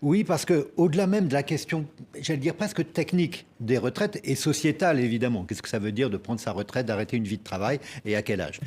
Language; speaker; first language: French; native; French